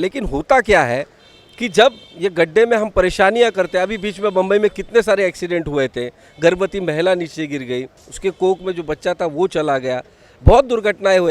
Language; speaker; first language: Hindi; non-native, local second language; Marathi